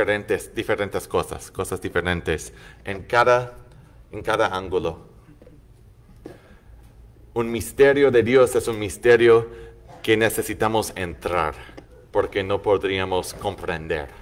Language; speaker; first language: Spanish; non-native, fluent; English